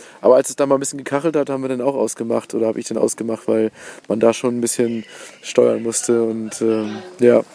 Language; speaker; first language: German; native; German